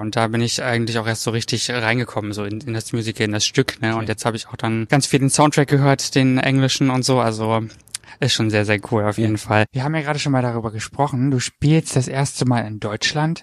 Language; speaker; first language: German; native; German